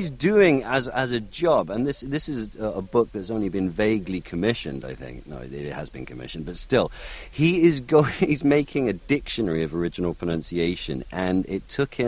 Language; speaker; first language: English; native; English